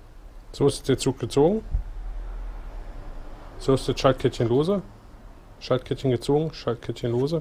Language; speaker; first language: German; native; German